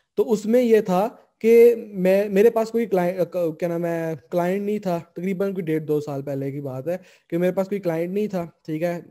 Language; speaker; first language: Urdu; non-native, local second language; Punjabi